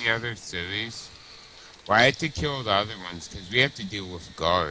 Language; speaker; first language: English; native; English